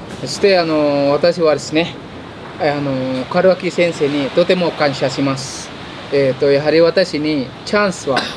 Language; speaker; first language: Japanese; non-native, fluent; Indonesian